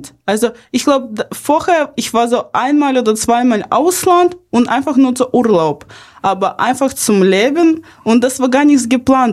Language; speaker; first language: German; non-native, fluent; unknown